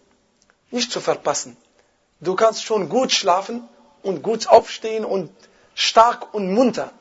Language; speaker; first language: German; non-native, fluent; Arabic